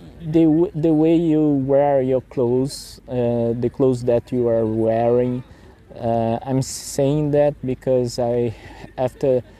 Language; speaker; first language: English; non-native, fluent; Portuguese